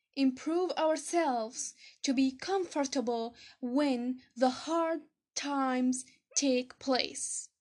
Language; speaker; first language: English; non-native, fluent; Arabic